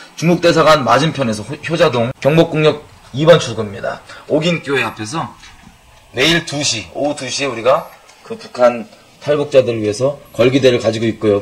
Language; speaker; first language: Korean; native; Korean